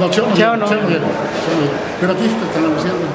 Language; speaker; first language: Spanish; native; Spanish